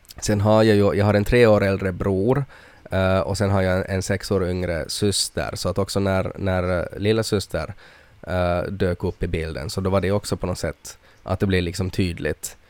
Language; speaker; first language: Swedish; native; Swedish